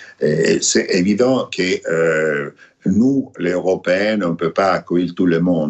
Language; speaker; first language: French; non-native, fluent; Italian